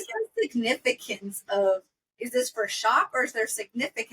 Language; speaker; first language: English; native; English